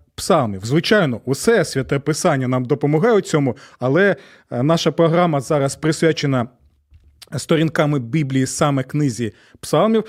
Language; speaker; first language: Ukrainian; native; Ukrainian